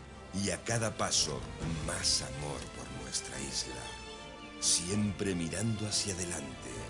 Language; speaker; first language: Spanish; native; Spanish